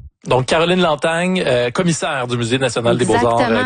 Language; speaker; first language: French; native; French